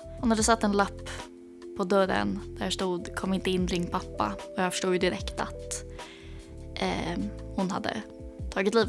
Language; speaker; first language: Swedish; native; Swedish